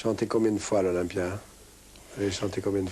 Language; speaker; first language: French; native; French